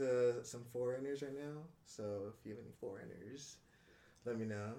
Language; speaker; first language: English; early bilingual, other home language; Indonesian